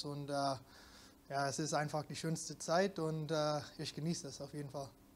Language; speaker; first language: German; non-native, fluent; English